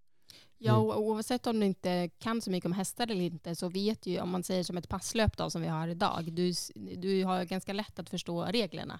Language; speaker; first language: Swedish; native; Swedish